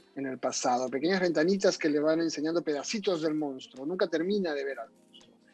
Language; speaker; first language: Spanish; native; Spanish